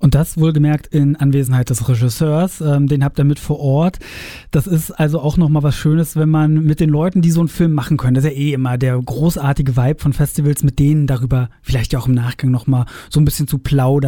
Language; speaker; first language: German; native; German